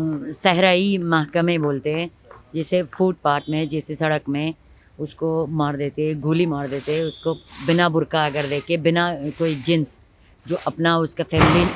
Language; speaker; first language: Hindi; non-native, fluent; Pashto